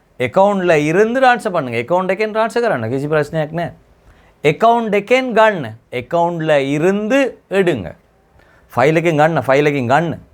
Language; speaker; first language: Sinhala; non-native, local second language; Tamil